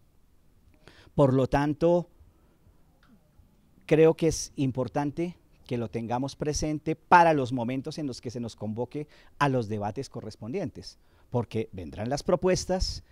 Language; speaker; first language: Spanish; native; Spanish